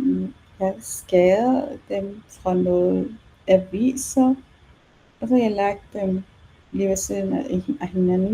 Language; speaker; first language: Danish; non-native, learner; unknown